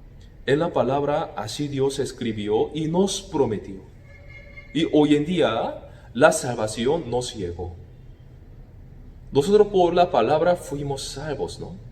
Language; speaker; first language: Spanish; non-native, fluent; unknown